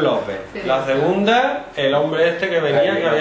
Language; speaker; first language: Spanish; native; Spanish